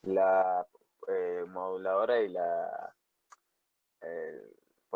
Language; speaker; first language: Spanish; native; Spanish